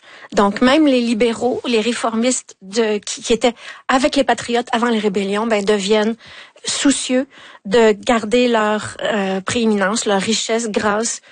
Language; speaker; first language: French; native; French